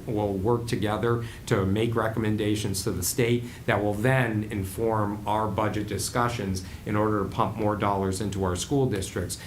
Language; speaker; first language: English; native; English